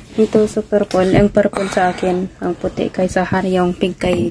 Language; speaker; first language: Filipino; early bilingual, heritage; Filipino